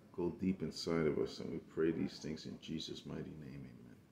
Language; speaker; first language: English; native; English